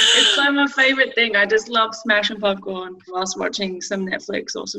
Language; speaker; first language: English; native; English